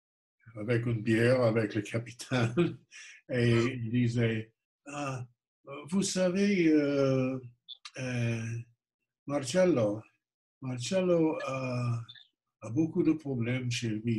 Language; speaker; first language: French; non-native, fluent; English